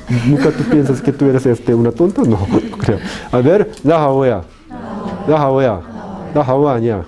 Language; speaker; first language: Spanish; non-native, fluent; Korean